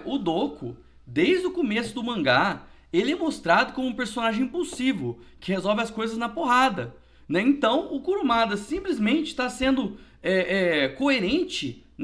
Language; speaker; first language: Portuguese; native; Portuguese